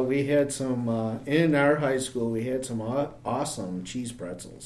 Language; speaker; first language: English; native; English